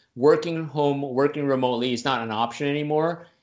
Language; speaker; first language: English; non-native, local second language; Filipino